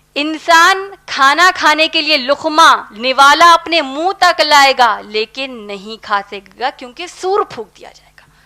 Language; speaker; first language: Urdu; native; Urdu